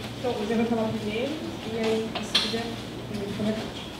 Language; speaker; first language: Portuguese; native; Portuguese